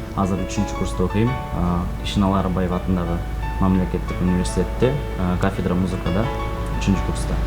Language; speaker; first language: Kyrgyz; non-native, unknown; Russian